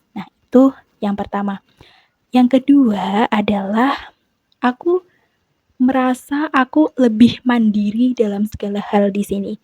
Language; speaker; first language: Indonesian; non-native, local second language; Javanese